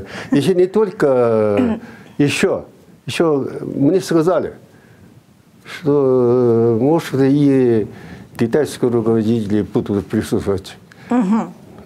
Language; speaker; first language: Russian; non-native, fluent; Chinese